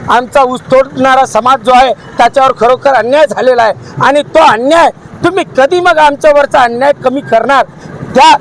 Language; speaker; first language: Marathi; non-native, local second language; Lambadi